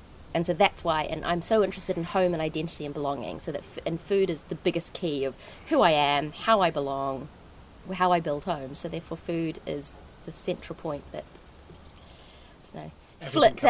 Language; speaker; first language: English; native; English